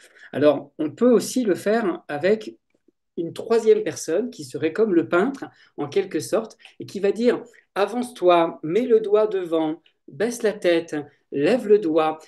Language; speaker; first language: French; native; French